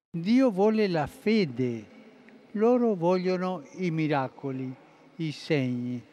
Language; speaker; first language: Italian; non-native, fluent; Spanish